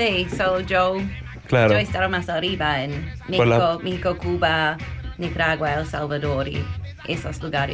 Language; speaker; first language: Spanish; non-native, learner; English